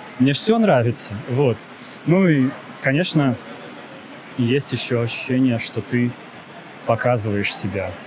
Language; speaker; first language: Russian; native; Russian